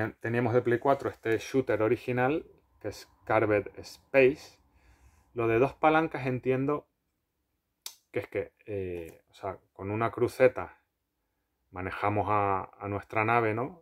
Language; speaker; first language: Spanish; native; Spanish